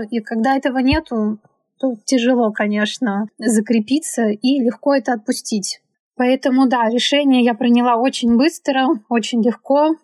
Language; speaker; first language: Russian; native; Russian